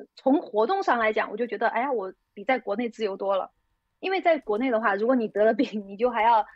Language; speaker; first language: Chinese; native; Chinese